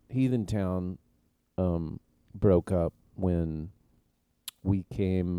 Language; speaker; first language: English; native; English